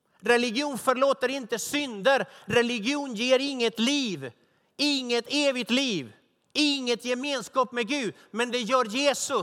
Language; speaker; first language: Swedish; non-native, fluent; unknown